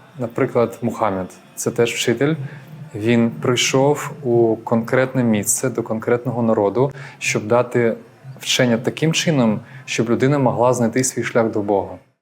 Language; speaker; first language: Ukrainian; non-native, local second language; Russian